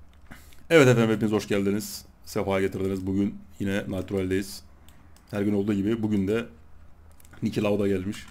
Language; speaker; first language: Turkish; native; Turkish